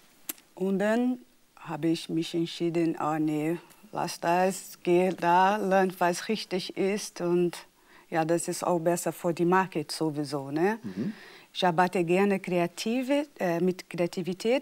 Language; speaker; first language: German; non-native, fluent; Portuguese